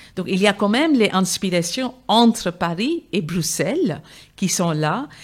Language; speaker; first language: French; non-native, fluent; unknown